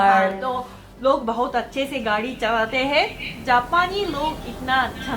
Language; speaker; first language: Hindi; non-native, fluent; Japanese